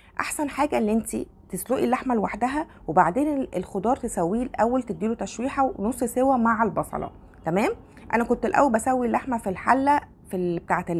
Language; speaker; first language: Arabic; native; Arabic